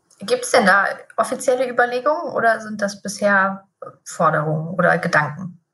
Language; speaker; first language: German; native; German